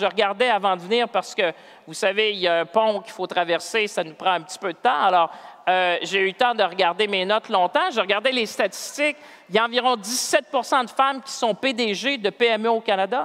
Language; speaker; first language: French; native; French